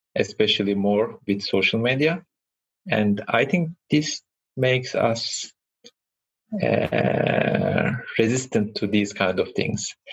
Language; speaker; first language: English; non-native, fluent; Turkish